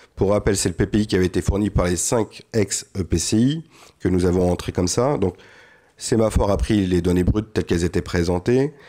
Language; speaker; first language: French; native; French